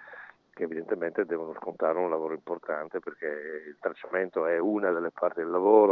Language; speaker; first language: Italian; native; Italian